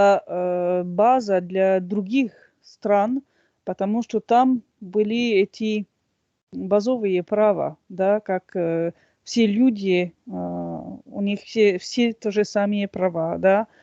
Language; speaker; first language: Russian; non-native, fluent; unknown